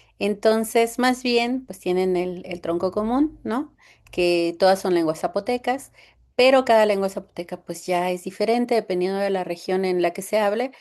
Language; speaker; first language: Spanish; non-native, local second language; Zapotec